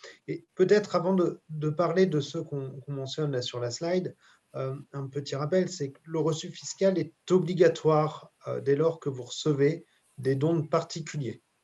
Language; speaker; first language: French; native; French